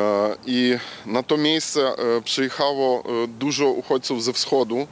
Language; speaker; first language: Polish; non-native, local second language; Ukrainian